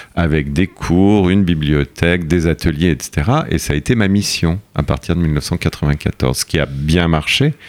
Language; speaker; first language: French; native; French